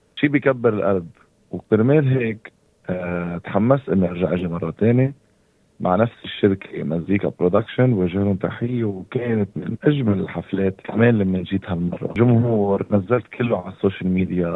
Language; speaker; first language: Arabic; native; Arabic